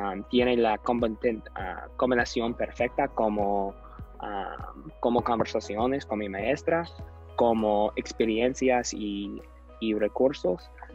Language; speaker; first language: Spanish; non-native, learner; English